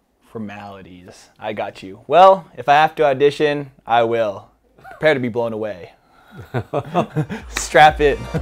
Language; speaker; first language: English; native; English